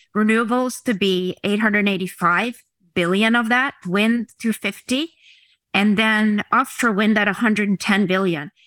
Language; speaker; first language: English; non-native, fluent; Norwegian